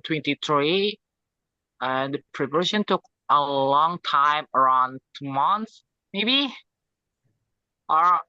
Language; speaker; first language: English; non-native, learner; Indonesian